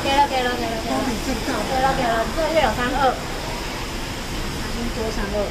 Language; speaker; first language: Chinese; non-native, learner; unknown